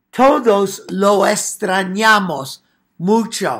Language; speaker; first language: Spanish; non-native, fluent; English